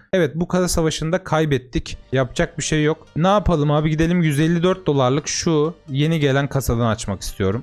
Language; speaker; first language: Turkish; native; Turkish